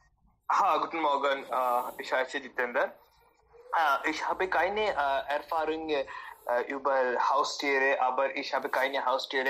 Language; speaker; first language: German; non-native, learner; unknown